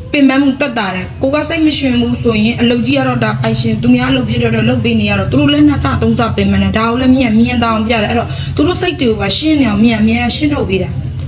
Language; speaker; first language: Burmese; native; Burmese